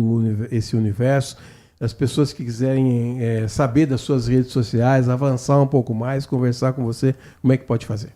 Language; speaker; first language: Portuguese; native; Portuguese